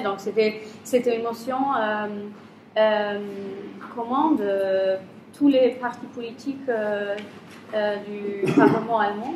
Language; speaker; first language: French; non-native, fluent; German